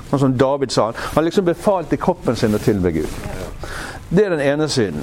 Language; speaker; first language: Norwegian; native; Norwegian